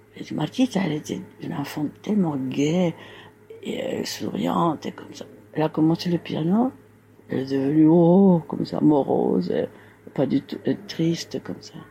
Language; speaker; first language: French; non-native, fluent; Spanish